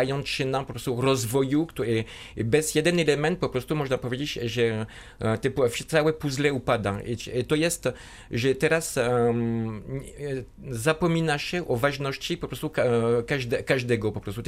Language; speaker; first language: Polish; non-native, fluent; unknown